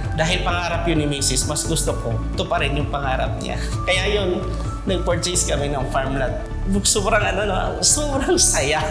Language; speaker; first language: Filipino; native; Filipino